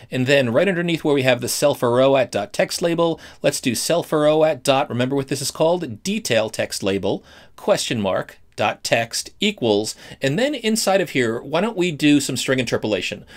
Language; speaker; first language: English; native; English